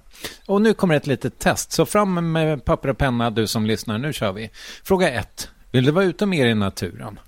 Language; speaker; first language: Swedish; native; Swedish